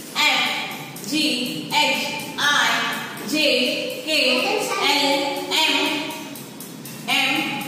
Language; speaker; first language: English; non-native, local second language; Marathi